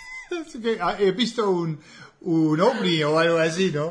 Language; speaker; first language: Spanish; non-native, fluent; English